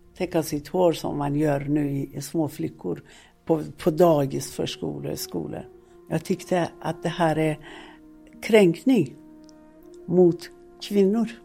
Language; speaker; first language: Swedish; non-native, fluent; Persian